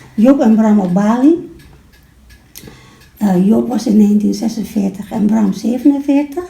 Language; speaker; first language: Dutch; early bilingual, other home language; Malay